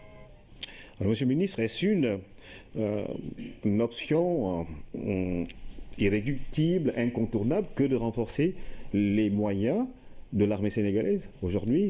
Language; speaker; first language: French; non-native, local second language; Wolof